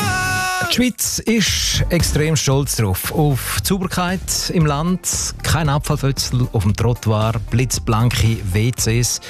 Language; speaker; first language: German; native; German